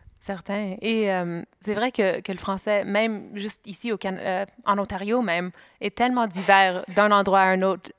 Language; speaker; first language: French; native; French